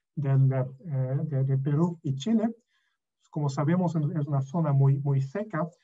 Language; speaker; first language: Spanish; non-native, fluent; Dutch